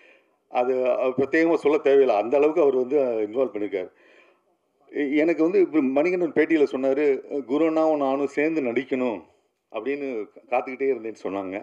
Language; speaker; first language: Tamil; native; Tamil